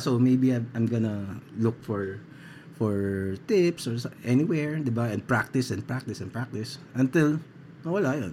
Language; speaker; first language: English; non-native, local second language; Filipino